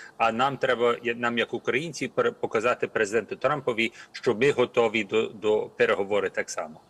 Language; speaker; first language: Ukrainian; early bilingual, heritage; Ukrainian